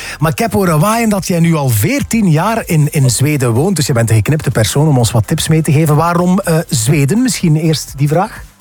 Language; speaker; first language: Dutch; native; Dutch